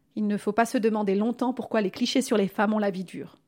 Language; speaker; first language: French; native; French